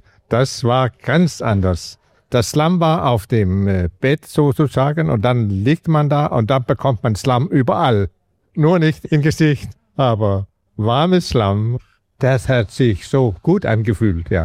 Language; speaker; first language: German; non-native, fluent; Danish